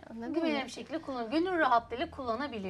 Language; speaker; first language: Turkish; native; Turkish